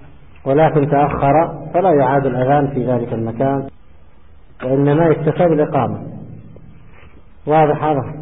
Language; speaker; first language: Arabic; native; Arabic